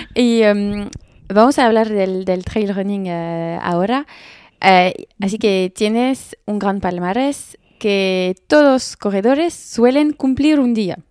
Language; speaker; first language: Spanish; non-native, learner; French